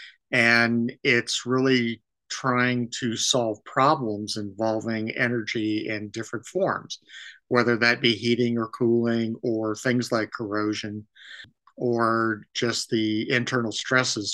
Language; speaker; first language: English; native; English